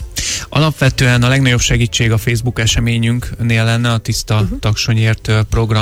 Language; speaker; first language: Hungarian; native; Hungarian